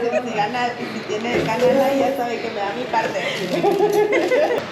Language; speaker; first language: Spanish; native; Spanish